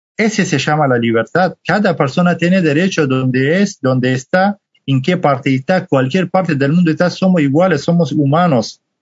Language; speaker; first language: Spanish; non-native, fluent; Kurdish